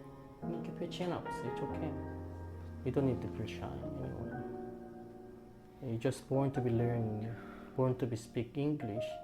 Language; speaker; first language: English; non-native, fluent; Korean